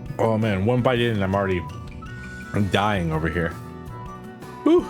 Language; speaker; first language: English; native; English